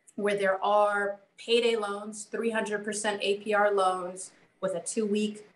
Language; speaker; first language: English; native; English